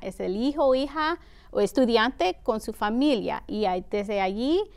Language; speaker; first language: Spanish; early bilingual, heritage; Spanish